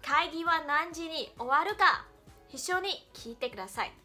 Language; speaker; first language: Japanese; non-native, fluent; Chinese